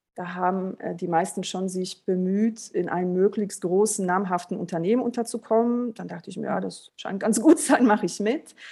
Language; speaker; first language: German; early bilingual, other home language; Polish